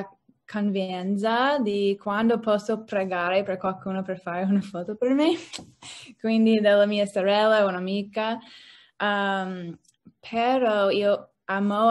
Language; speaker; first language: Italian; non-native, learner; English